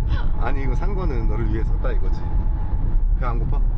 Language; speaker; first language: Korean; native; Korean